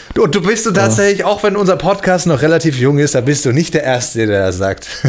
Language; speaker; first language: German; native; German